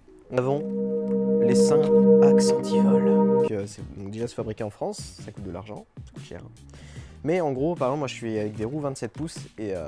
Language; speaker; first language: French; native; French